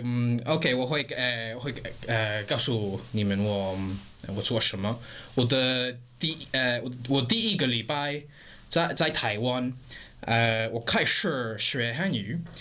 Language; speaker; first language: Chinese; non-native, learner; English